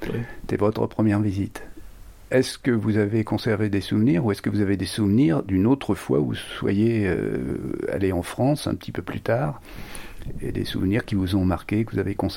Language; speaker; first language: French; native; French